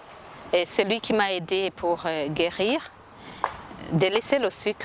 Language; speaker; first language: French; non-native, local second language; Kinyarwanda